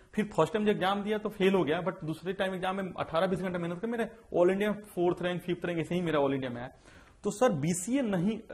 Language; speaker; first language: Hindi; native; Hindi